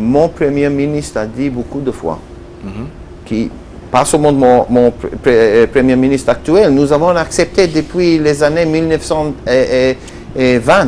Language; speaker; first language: French; non-native, learner; Hebrew